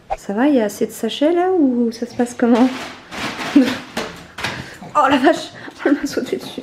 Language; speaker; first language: French; native; French